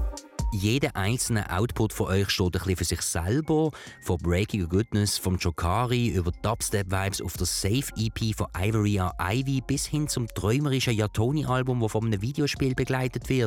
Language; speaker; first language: German; native; German